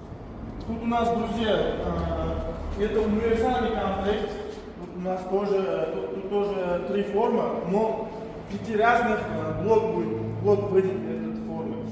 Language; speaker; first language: Russian; non-native, fluent; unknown